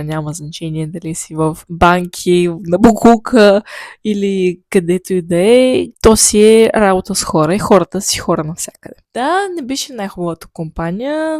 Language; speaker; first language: Bulgarian; native; Bulgarian